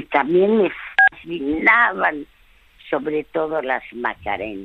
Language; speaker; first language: Spanish; early bilingual, other home language; French